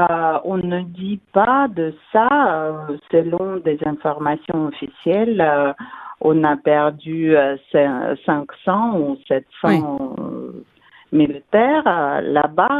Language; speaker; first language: French; non-native, fluent; Russian